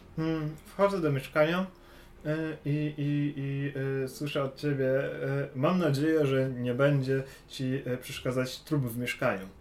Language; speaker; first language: Polish; native; Polish